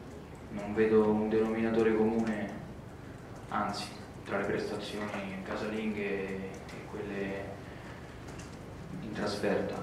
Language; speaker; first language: Italian; native; Italian